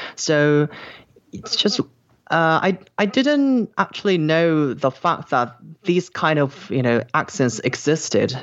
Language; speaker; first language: English; non-native, fluent; Korean